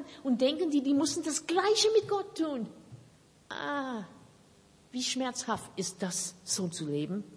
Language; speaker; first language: German; non-native, fluent; English